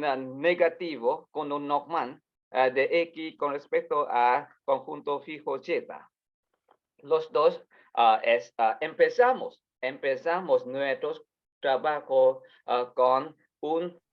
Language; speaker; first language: Spanish; non-native, learner; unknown